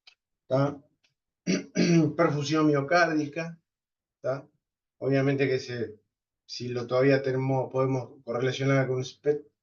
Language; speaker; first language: Spanish; native; Spanish